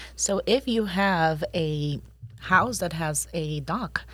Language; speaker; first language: English; non-native, fluent; Spanish